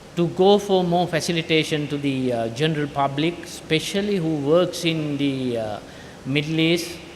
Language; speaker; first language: English; non-native, local second language; Sinhala